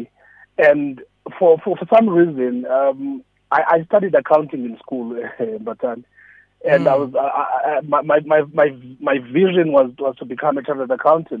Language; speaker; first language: English; non-native, local second language; Xhosa